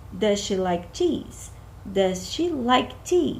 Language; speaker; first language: English; non-native, fluent; Portuguese